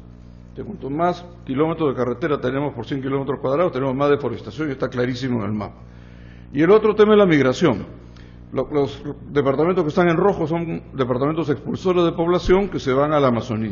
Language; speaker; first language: Spanish; native; Spanish